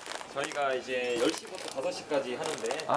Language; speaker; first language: Korean; native; Korean